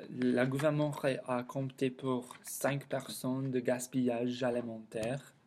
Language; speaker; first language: French; non-native, learner; English